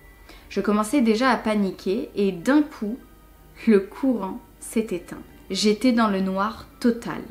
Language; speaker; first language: French; native; French